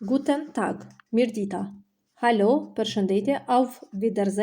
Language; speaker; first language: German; non-native, fluent; Albanian